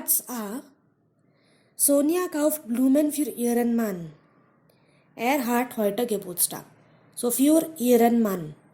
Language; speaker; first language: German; non-native, fluent; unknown